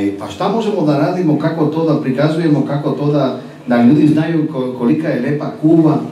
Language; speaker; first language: Serbian; non-native, fluent; Spanish